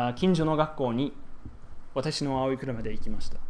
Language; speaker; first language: Japanese; non-native, fluent; English